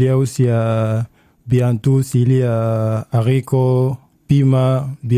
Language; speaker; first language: French; non-native, learner; Arabic